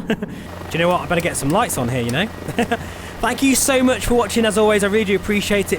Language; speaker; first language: English; native; English